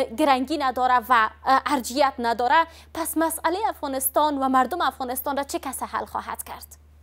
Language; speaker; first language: Persian; native; Persian